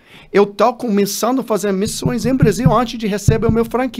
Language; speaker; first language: Portuguese; non-native, learner; English